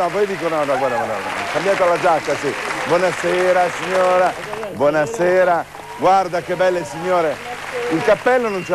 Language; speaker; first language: Italian; native; Italian